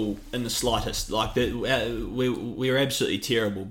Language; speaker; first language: English; native; English